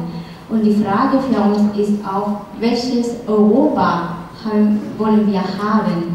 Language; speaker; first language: German; non-native, fluent; Spanish